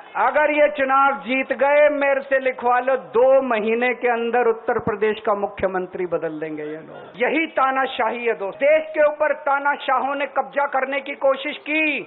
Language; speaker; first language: Hindi; native; Hindi